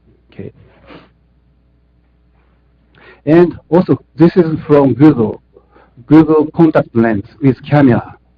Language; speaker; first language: English; non-native, fluent; Japanese